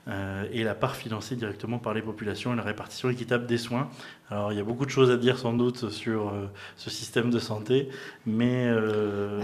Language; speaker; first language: French; native; French